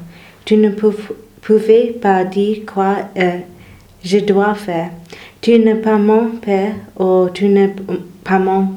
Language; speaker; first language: French; non-native, learner; English